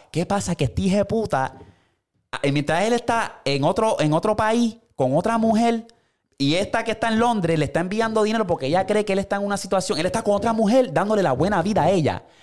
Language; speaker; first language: Spanish; native; Spanish